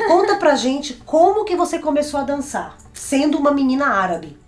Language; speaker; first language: Portuguese; native; Portuguese